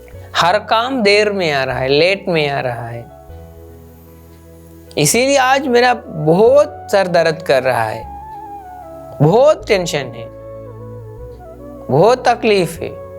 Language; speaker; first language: Hindi; non-native, local second language; Sinhala